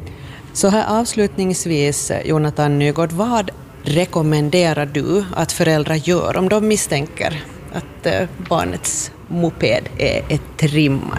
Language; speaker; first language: Swedish; native; Swedish